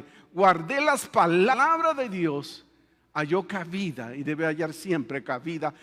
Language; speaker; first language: Spanish; native; Spanish